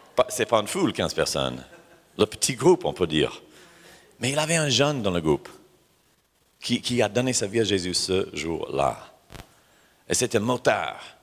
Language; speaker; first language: French; non-native, fluent; English